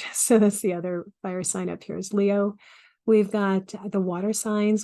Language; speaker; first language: English; native; English